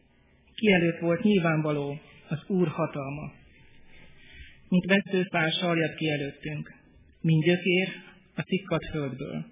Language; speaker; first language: Hungarian; native; Hungarian